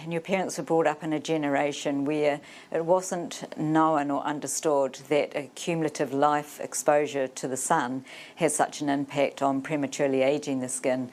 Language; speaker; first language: English; native; English